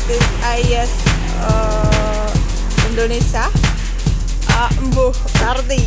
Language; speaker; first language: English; non-native, learner; Indonesian